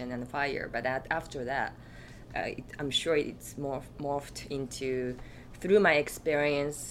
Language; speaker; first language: English; non-native, fluent; Japanese